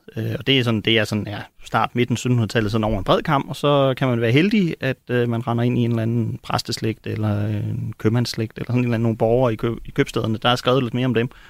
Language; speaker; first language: Danish; native; Danish